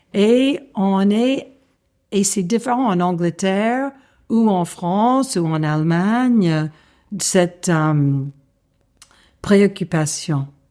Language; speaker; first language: French; non-native, fluent; English